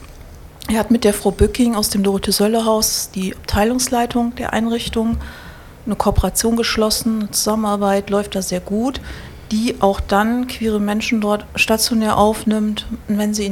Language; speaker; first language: German; native; German